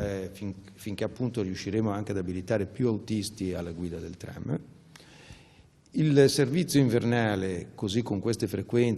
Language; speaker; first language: Italian; native; Italian